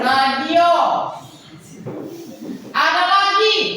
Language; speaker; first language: Indonesian; native; Indonesian